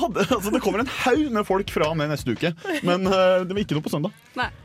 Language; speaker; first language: Norwegian; native; Norwegian